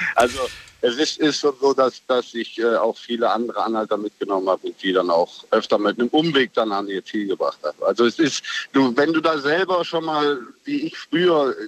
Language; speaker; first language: German; native; German